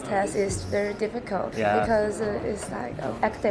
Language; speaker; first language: English; non-native, fluent; Chinese